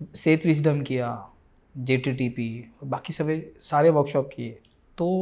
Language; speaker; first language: Hindi; non-native, local second language; Marathi